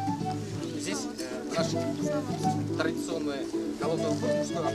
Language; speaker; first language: Russian; non-native, local second language; Kyrgyz